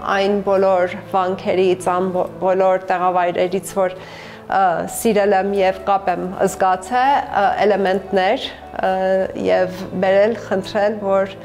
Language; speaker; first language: Armenian; early bilingual, heritage; Armenian